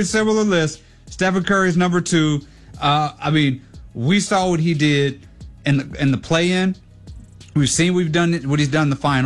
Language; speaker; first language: English; native; English